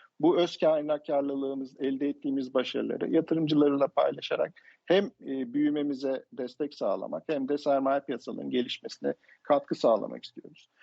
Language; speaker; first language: Turkish; native; Turkish